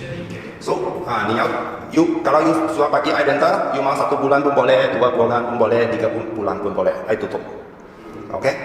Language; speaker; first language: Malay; non-native, local second language; Chinese